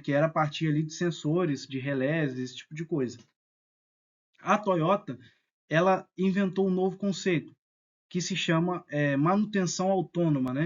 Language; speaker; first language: Portuguese; native; Portuguese